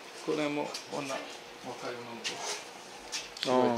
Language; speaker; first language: Japanese; non-native, learner; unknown